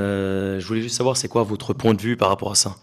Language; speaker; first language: French; native; French